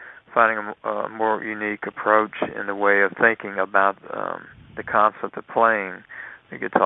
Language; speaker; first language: English; native; English